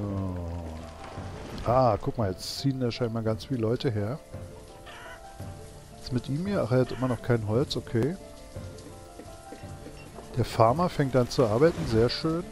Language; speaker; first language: German; native; German